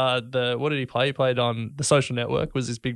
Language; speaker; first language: English; native; English